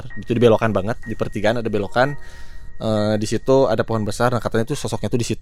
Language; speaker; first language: Indonesian; native; Indonesian